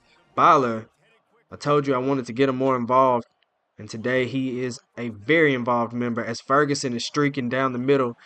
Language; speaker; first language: English; native; English